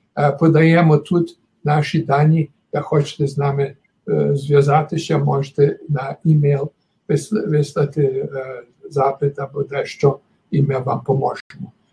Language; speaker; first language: Ukrainian; early bilingual, heritage; Ukrainian